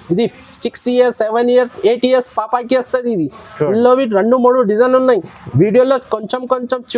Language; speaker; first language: Telugu; non-native, local second language; Urdu